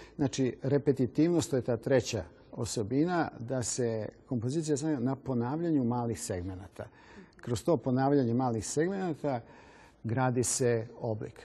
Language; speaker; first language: Serbian; native; Serbian